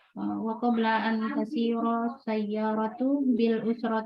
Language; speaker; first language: Arabic; non-native, learner; Indonesian